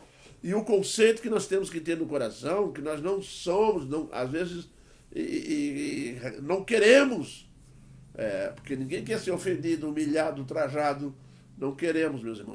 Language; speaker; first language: Portuguese; native; Portuguese